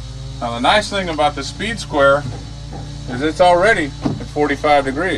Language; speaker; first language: English; native; English